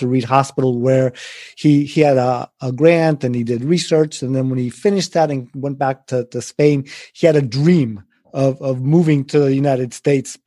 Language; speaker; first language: English; early bilingual, other home language; Spanish